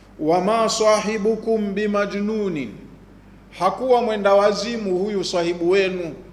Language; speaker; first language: Swahili; native; Swahili